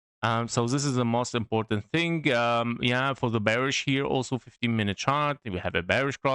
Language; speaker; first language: English; non-native, fluent; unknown